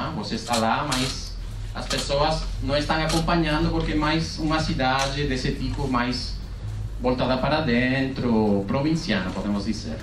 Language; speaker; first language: Portuguese; non-native, fluent; Spanish